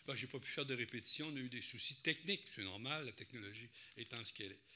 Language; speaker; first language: French; native; French